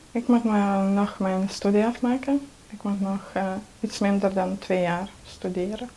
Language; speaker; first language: Dutch; non-native, learner; Estonian